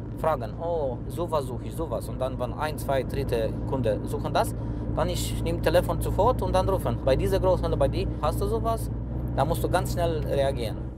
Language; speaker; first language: German; non-native, learner; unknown